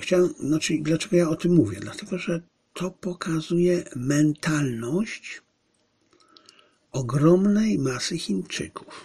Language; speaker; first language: Polish; native; Polish